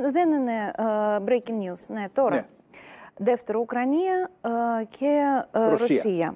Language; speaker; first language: Greek; non-native, learner; Russian